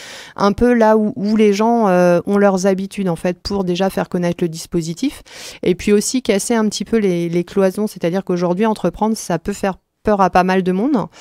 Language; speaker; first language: French; native; French